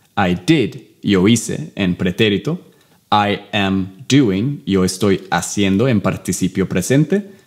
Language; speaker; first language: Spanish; non-native, fluent; English